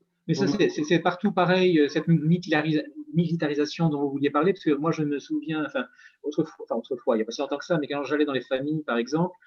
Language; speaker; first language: French; native; French